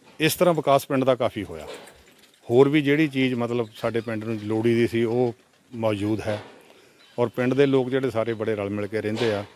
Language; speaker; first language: Punjabi; native; Punjabi